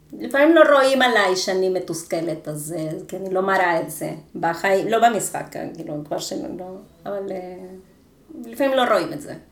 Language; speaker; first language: Hebrew; non-native, fluent; Spanish